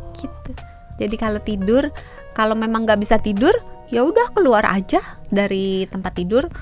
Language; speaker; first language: Indonesian; native; Indonesian